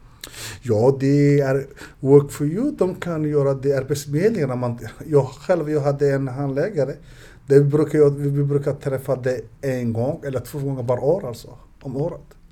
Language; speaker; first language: Swedish; non-native, learner; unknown